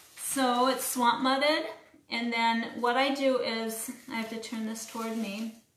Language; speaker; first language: English; native; English